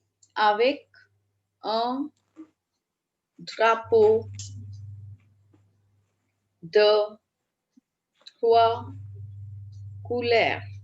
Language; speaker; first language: French; non-native, fluent; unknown